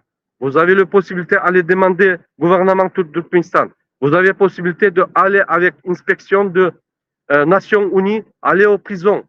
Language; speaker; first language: French; non-native, learner; Turkmen